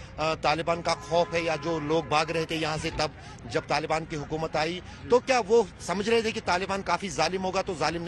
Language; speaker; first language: Hindi; native; Hindi